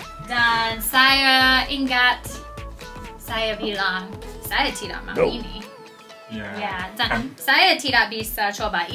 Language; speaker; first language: Indonesian; non-native, learner; English